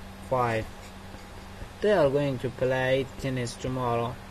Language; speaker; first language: English; non-native, fluent; Persian